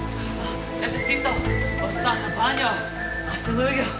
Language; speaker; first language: Spanish; non-native, learner; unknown